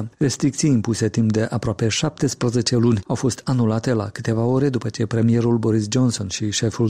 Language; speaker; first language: Romanian; native; Romanian